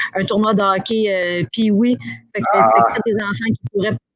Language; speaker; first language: French; native; French